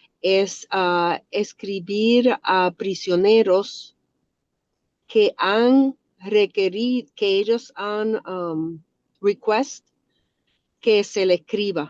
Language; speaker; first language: Spanish; early bilingual, other home language; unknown